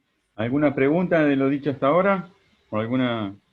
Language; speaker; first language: Spanish; native; Spanish